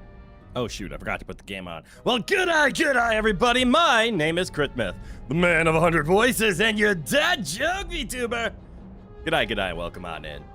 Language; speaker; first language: English; native; English